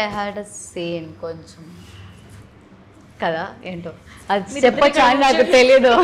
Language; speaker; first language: Telugu; non-native, learner; Malayalam